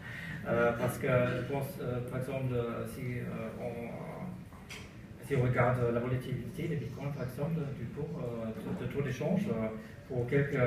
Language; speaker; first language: French; non-native, learner; German